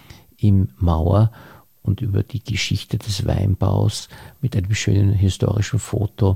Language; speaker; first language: German; native; German